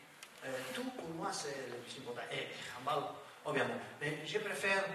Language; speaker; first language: French; non-native, learner; Spanish